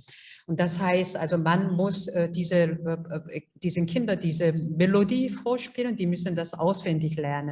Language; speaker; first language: German; non-native, fluent; Korean